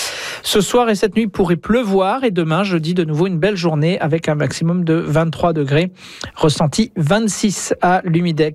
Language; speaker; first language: French; native; French